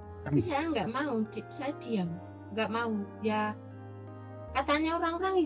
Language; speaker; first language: Indonesian; non-native, local second language; Javanese